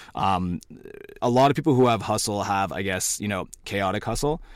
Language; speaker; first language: English; native; English